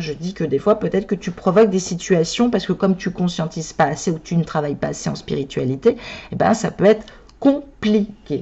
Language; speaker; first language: French; native; French